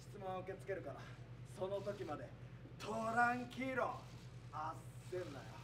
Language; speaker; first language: Japanese; native; Japanese